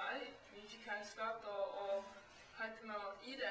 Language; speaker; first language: Japanese; non-native, learner; English